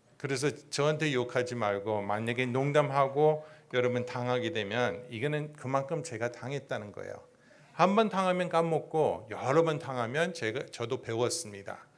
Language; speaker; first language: Korean; non-native, fluent; English